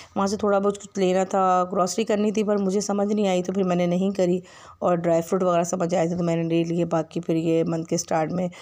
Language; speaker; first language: Urdu; native; Urdu